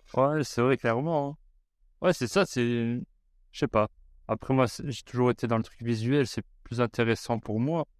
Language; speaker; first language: French; native; French